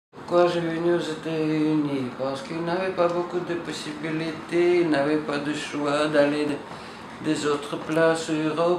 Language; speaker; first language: French; non-native, learner; Russian